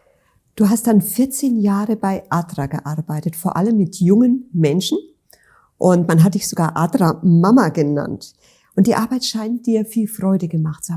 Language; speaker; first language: German; native; German